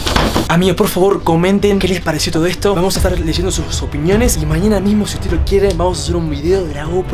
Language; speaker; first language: Spanish; native; Spanish